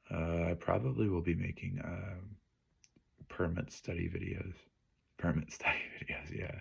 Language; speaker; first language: English; native; English